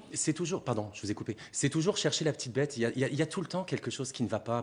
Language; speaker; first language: French; native; French